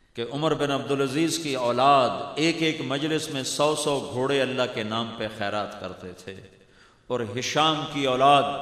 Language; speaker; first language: Urdu; non-native, local second language; Punjabi